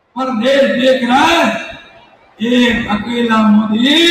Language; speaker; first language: Hindi; non-native, local second language; Marathi